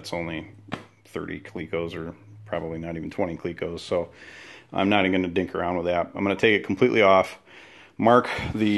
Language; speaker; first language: English; native; English